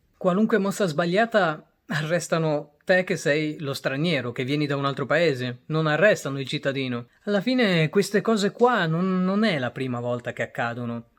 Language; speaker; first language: Italian; early bilingual, other home language; Bangla